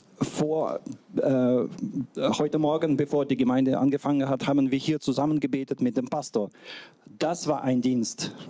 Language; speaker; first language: German; non-native, fluent; Russian